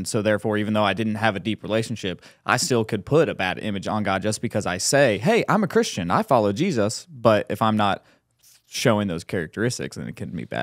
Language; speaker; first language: English; native; English